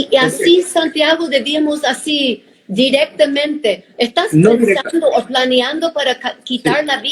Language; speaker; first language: Spanish; non-native, fluent; English